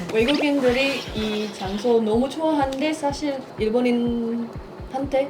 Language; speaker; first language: Korean; non-native, learner; Indonesian